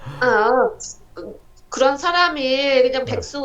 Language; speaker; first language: Korean; non-native, learner; Vietnamese